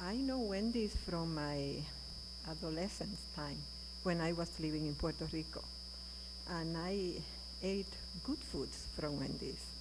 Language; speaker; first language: English; non-native, learner; Spanish